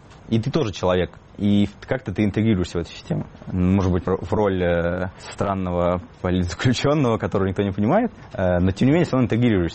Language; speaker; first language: Russian; native; Russian